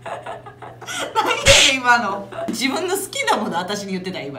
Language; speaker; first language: Japanese; native; Japanese